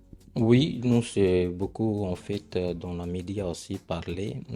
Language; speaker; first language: French; non-native, learner; Punjabi